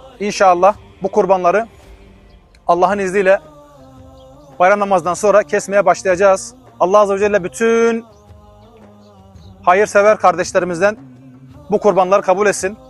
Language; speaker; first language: Turkish; non-native, fluent; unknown